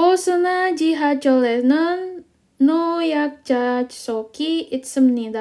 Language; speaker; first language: Korean; non-native, fluent; Indonesian